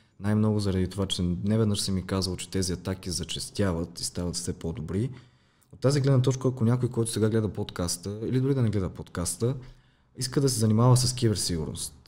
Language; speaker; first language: Bulgarian; native; Bulgarian